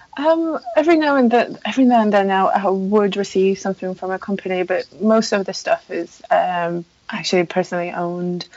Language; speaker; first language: English; non-native, fluent; Polish